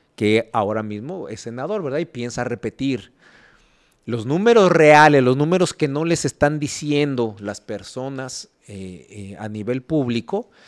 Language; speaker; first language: Spanish; native; Spanish